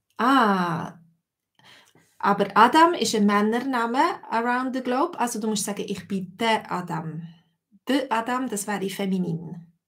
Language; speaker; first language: German; native; German